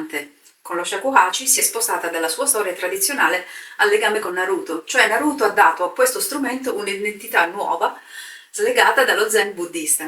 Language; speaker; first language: Italian; native; Italian